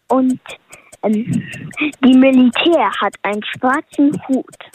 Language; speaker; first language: German; early bilingual, heritage; German